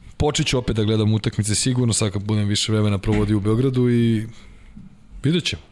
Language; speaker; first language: Serbian; native; Serbian